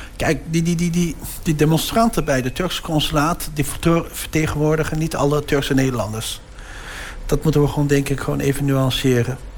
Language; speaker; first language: Dutch; early bilingual, other home language; Turkish